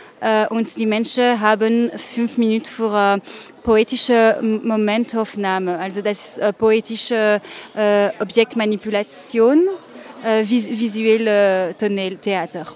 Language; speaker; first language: German; non-native, learner; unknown